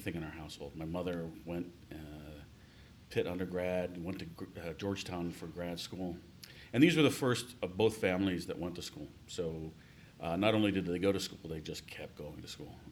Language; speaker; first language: English; native; English